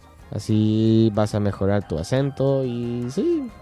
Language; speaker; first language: Spanish; non-native, fluent; English